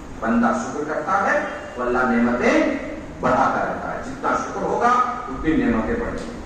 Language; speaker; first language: Urdu; native; Urdu